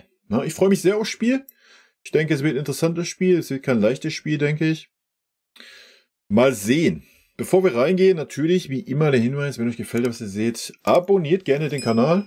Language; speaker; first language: German; native; German